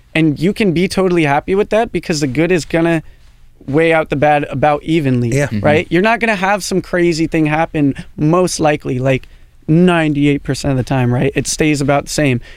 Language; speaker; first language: English; native; English